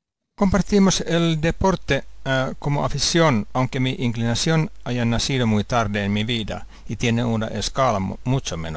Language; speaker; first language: Spanish; non-native, fluent; Finnish